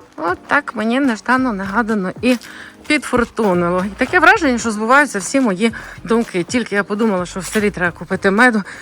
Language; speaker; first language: Ukrainian; native; Ukrainian